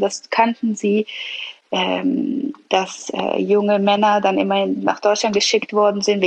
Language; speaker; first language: German; early bilingual, other home language; Persian